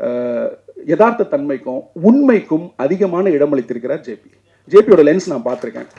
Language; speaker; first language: Tamil; native; Tamil